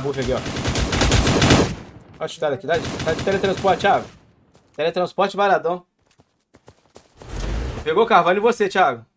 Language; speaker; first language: Portuguese; native; Portuguese